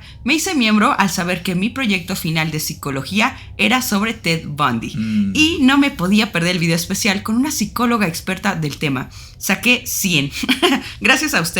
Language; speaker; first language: Spanish; native; Spanish